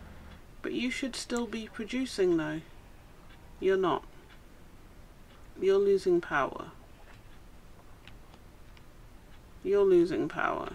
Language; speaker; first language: English; native; English